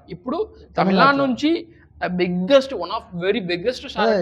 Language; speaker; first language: Telugu; non-native, local second language; Tamil